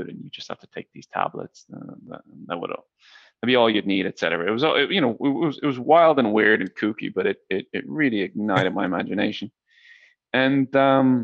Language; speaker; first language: English; native; English